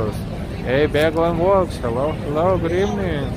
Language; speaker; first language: English; non-native, fluent; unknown